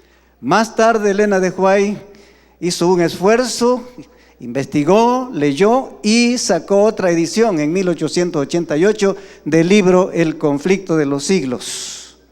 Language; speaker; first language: Spanish; native; Spanish